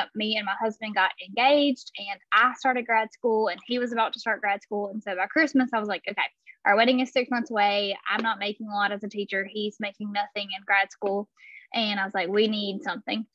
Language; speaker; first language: English; native; English